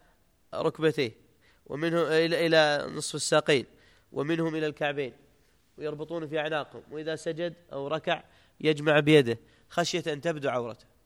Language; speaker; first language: Arabic; native; Arabic